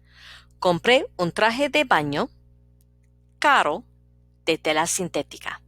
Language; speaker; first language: Spanish; non-native, fluent; English